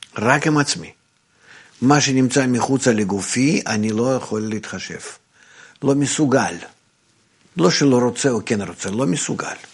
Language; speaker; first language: Hebrew; non-native, fluent; Russian